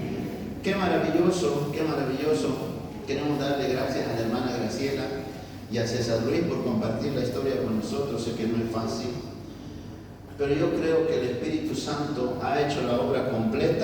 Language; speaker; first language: Spanish; native; Spanish